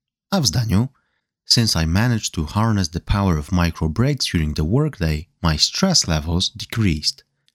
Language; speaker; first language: English; non-native, fluent; Polish